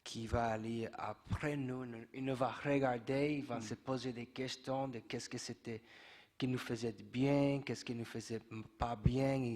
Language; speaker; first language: French; non-native, fluent; English